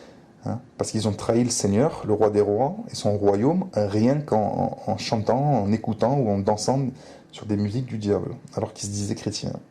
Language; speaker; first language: French; native; French